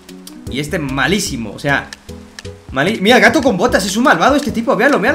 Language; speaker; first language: Spanish; native; Spanish